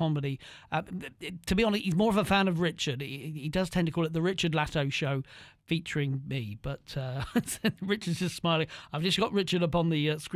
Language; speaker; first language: English; native; English